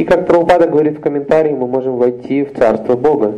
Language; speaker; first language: Russian; native; Russian